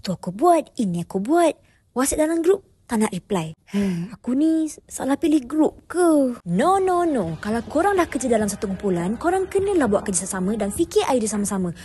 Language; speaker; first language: Malay; native; Malay